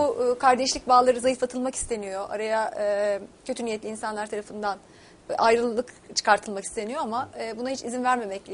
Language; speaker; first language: Turkish; native; Turkish